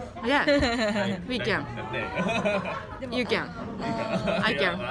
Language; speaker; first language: English; non-native, learner; Japanese